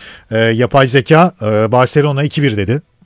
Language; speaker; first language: Turkish; native; Turkish